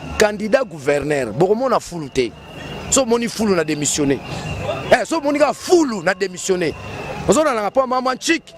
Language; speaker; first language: Lingala; non-native, local second language; Kongo